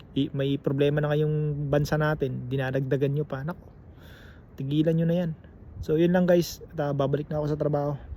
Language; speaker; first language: Filipino; native; Filipino